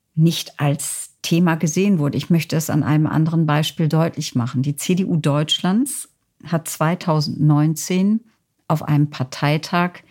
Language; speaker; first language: German; native; German